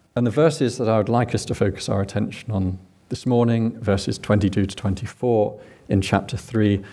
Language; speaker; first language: English; native; English